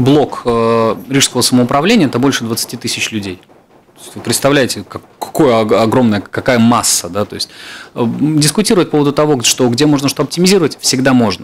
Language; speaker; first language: Russian; native; Russian